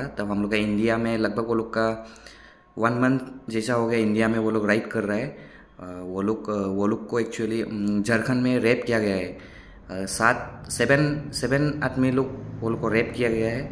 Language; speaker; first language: Hindi; non-native, local second language; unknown